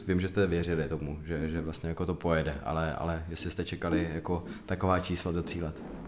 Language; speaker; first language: Czech; native; Czech